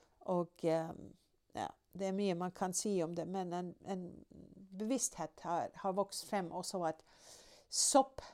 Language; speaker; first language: Norwegian; non-native, fluent; English